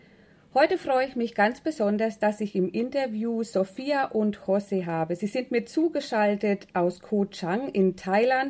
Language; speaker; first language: German; native; German